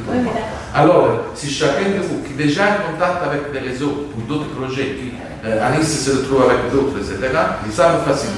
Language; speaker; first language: French; non-native, fluent; Italian